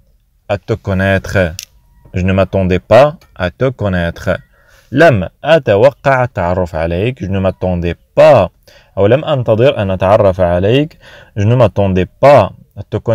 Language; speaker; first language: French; non-native, fluent; Arabic